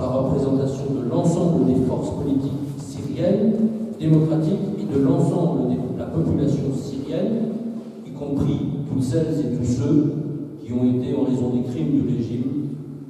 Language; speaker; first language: French; native; French